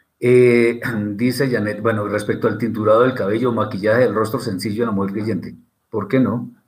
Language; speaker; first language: Spanish; native; Spanish